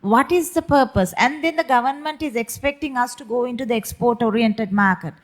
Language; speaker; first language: English; non-native, local second language; Sinhala